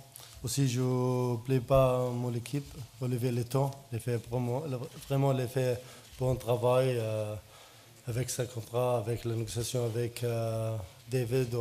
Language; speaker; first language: French; non-native, learner; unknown